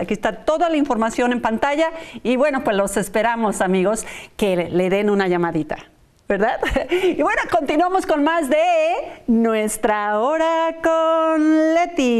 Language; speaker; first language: Spanish; native; Spanish